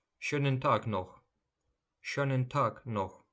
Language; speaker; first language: German; non-native, fluent; Ukrainian